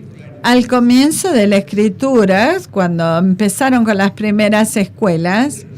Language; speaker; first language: Spanish; non-native, fluent; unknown